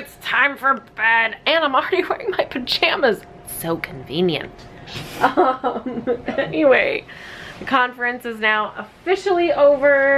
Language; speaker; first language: English; native; English